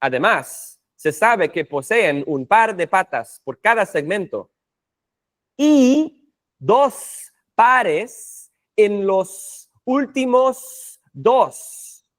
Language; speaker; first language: Spanish; non-native, fluent; English